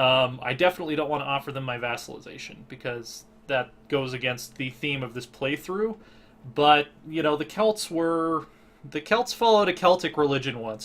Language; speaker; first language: English; native; English